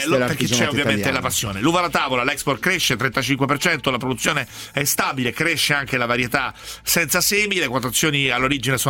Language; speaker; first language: Italian; native; Italian